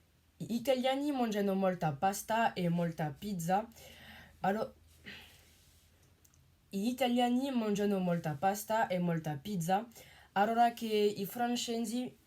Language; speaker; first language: Italian; non-native, learner; French